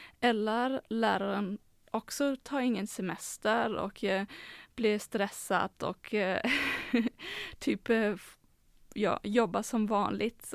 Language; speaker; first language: Swedish; non-native, fluent; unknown